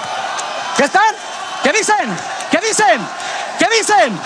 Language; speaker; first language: Spanish; native; Spanish